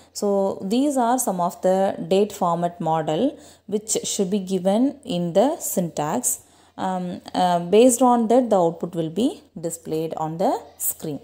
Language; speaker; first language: English; non-native, local second language; Tamil